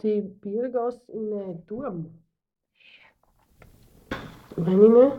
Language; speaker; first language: Greek; non-native, learner; German